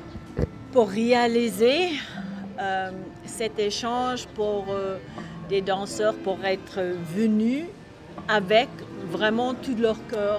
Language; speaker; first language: French; non-native, fluent; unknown